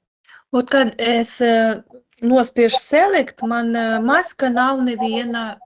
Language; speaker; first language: Latvian; non-native, learner; Russian